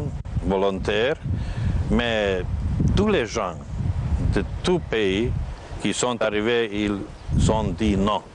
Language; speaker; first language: French; non-native, fluent; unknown